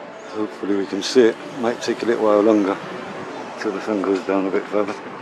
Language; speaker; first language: English; early bilingual, other home language; Spanish